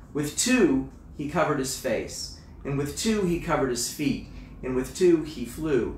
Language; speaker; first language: English; native; English